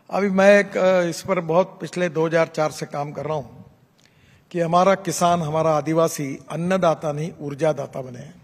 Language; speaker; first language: Hindi; non-native, local second language; Marathi